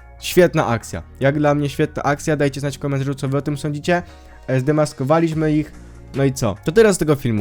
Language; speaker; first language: Polish; native; Polish